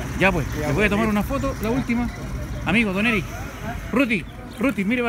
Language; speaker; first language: Spanish; native; Spanish